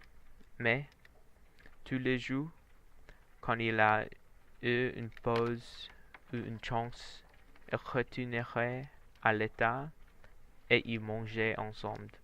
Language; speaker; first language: French; non-native, learner; Vietnamese